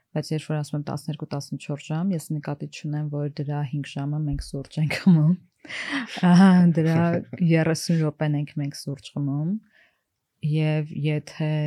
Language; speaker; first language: Armenian; early bilingual, heritage; Armenian